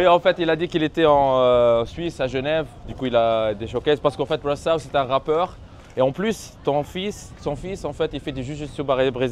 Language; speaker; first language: French; native; French